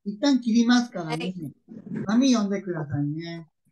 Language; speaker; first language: Japanese; native; Japanese